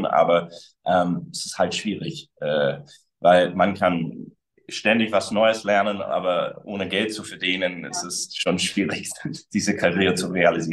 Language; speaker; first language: German; early bilingual, other home language; English